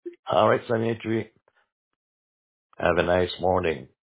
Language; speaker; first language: English; non-native, local second language; French